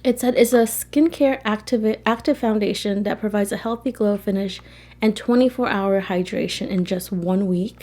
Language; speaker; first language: English; native; English